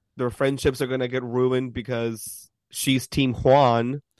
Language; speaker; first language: English; early bilingual, other home language; Spanish